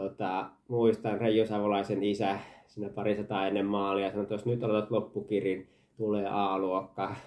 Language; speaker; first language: Finnish; early bilingual, heritage; Finnish